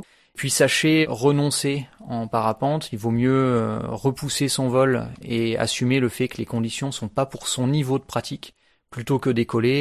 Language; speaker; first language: French; native; French